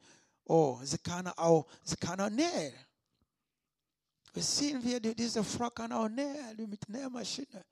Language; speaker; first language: German; non-native, learner; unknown